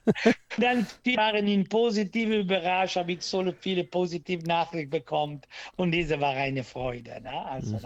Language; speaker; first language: German; non-native, learner; Italian